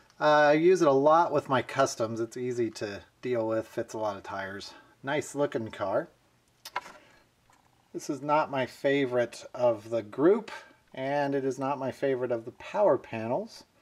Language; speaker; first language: English; native; English